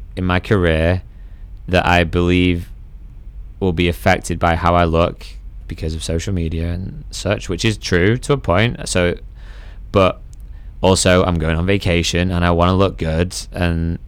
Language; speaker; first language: English; native; English